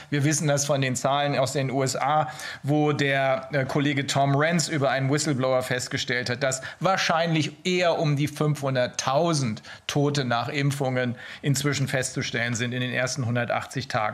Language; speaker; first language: German; native; German